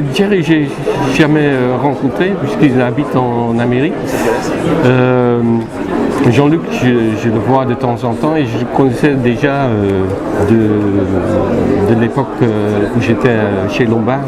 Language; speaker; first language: French; non-native, fluent; Dutch